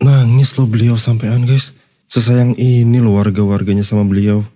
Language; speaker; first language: Indonesian; native; Indonesian